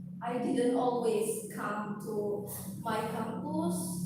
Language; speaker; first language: English; non-native, learner; Indonesian